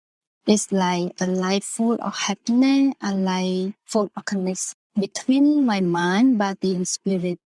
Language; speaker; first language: English; non-native, learner; Khmer